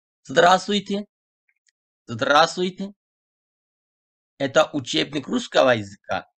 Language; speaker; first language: Russian; non-native, fluent; Turkish